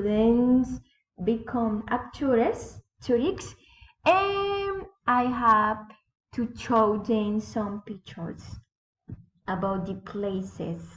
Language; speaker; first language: English; non-native, learner; Spanish